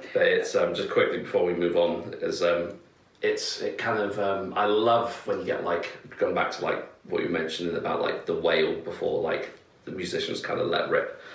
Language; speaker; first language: English; native; English